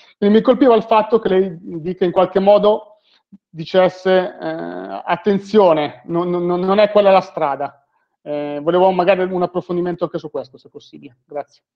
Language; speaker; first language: Italian; native; Italian